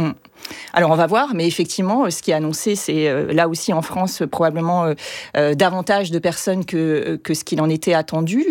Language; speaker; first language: French; native; French